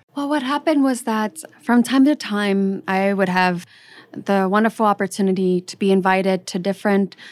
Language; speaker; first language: English; early bilingual, other home language; French